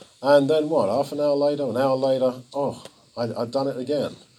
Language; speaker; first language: English; native; English